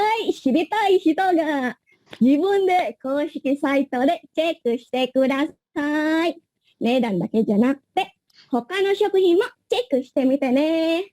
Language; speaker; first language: Japanese; non-native, learner; Indonesian